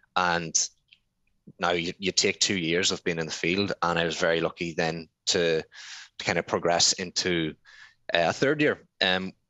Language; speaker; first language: English; native; English